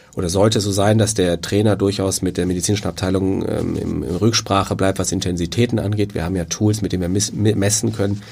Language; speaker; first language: German; native; German